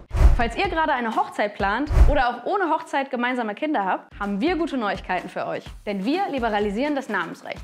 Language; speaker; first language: German; native; German